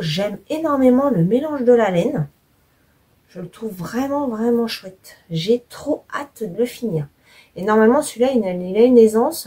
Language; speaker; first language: French; native; French